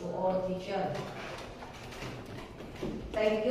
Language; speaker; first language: English; non-native, learner; Indonesian